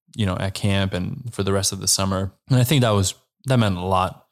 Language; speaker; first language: English; non-native, fluent; Slovenian